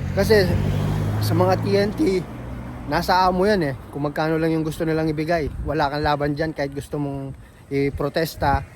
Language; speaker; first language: Filipino; non-native, local second language; Pampanga